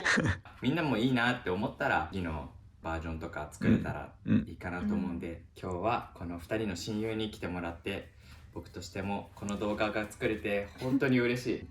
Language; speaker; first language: Japanese; native; Japanese